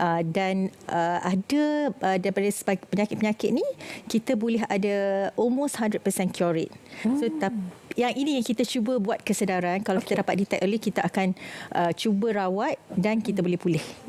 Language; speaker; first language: Malay; native; Malay